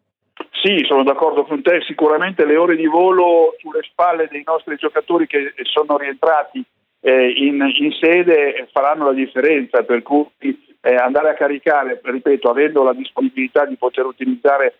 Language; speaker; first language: Italian; native; Italian